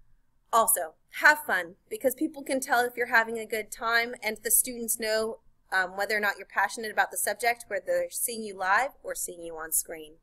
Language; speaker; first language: English; native; English